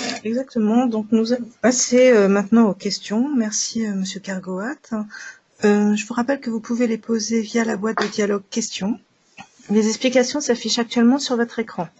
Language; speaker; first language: French; native; French